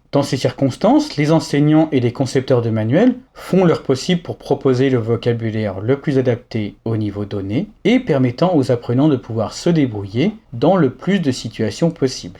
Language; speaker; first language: French; native; French